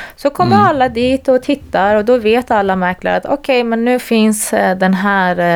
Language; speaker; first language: Swedish; native; Swedish